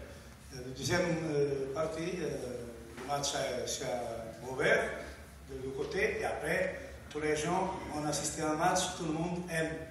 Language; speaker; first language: French; non-native, learner; Portuguese